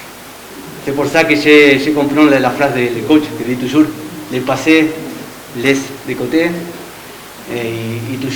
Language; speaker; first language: French; non-native, learner; Spanish